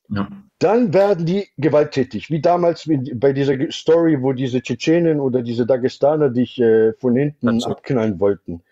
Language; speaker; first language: German; native; German